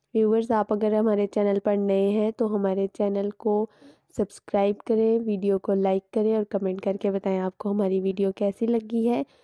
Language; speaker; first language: Hindi; native; Hindi